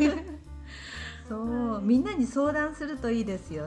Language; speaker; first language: Japanese; native; Japanese